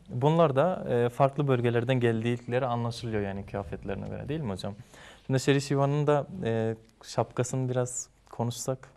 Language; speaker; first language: Turkish; non-native, fluent; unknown